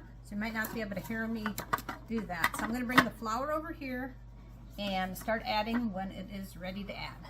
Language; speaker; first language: English; native; English